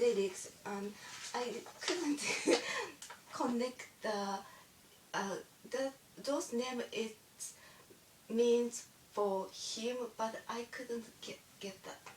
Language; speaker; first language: English; non-native, learner; Japanese